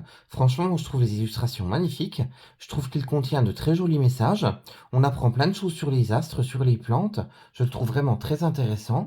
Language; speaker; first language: French; native; French